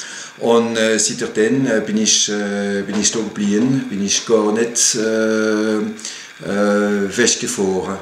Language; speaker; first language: German; non-native, fluent; French